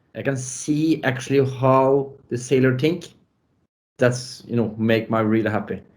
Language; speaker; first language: English; non-native, fluent; Norwegian